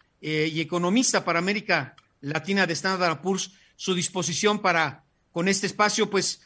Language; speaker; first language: Spanish; native; Spanish